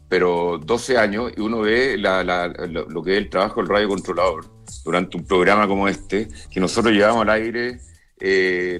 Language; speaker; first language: Spanish; native; Spanish